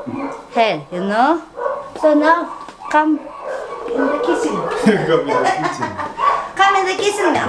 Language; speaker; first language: English; non-native, learner; Tibetan